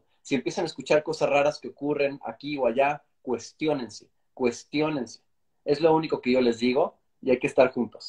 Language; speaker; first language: Spanish; native; Spanish